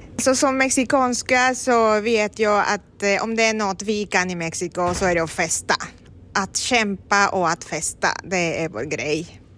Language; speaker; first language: Swedish; non-native, fluent; Spanish